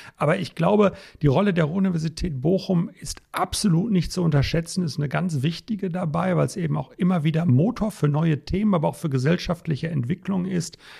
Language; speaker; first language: German; native; German